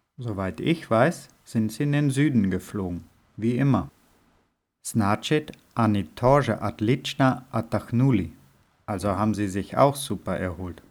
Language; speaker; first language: German; native; German